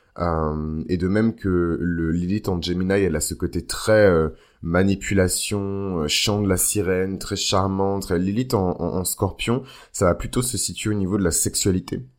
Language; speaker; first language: French; native; French